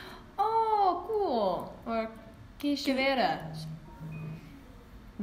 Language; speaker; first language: Spanish; non-native, learner; English